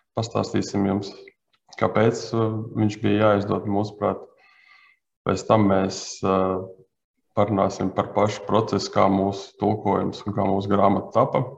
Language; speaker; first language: Latvian; native; Latvian